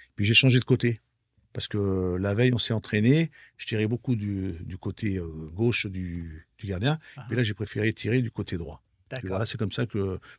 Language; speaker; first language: French; native; French